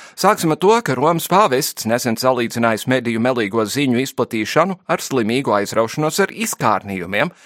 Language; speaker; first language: Latvian; early bilingual, heritage; Latvian